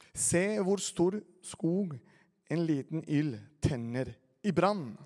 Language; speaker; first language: Norwegian; non-native, fluent; Spanish